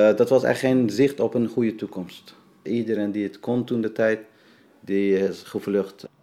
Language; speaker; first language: Dutch; non-native, fluent; Persian